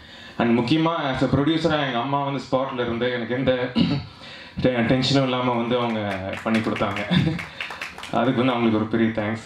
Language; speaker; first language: Tamil; native; Tamil